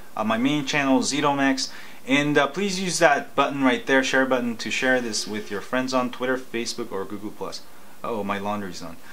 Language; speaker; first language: English; native; English